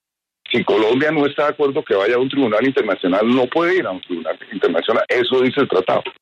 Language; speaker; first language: Spanish; native; Spanish